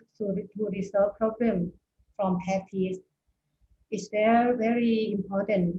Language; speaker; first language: English; non-native, fluent; Thai